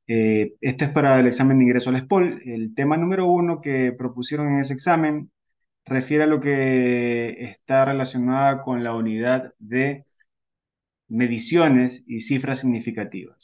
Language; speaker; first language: Spanish; native; Spanish